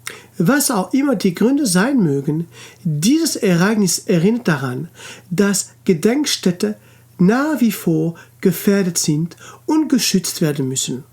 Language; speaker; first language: German; non-native, local second language; French